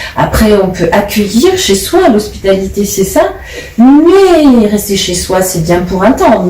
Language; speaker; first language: French; native; French